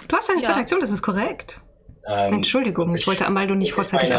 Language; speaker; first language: German; native; German